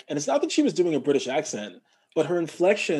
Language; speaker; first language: English; native; English